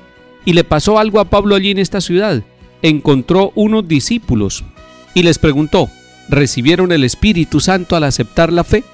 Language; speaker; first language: Spanish; native; Spanish